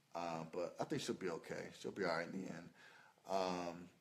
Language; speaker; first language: English; native; English